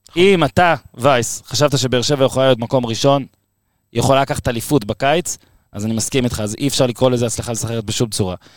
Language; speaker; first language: Hebrew; native; Hebrew